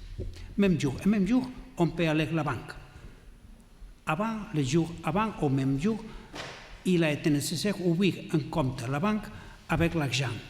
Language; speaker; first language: French; non-native, learner; Catalan